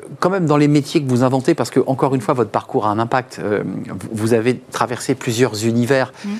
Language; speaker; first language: French; native; French